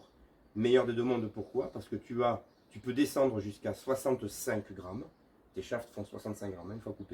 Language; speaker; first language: French; native; French